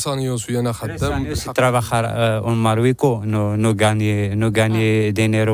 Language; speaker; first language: Spanish; non-native, learner; Arabic